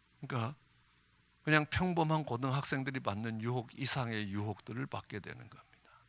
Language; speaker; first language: Korean; native; Korean